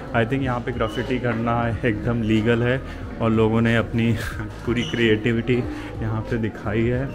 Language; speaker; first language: Hindi; native; Hindi